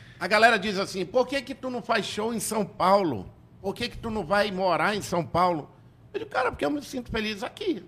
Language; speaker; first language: Portuguese; native; Portuguese